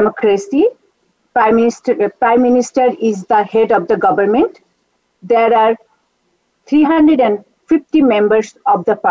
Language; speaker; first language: English; non-native, local second language; Bangla